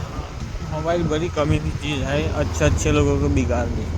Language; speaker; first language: Hindi; non-native, local second language; Gujarati